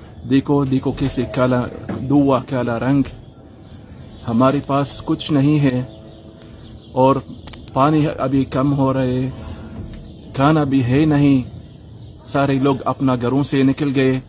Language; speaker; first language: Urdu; non-native, learner; Arabic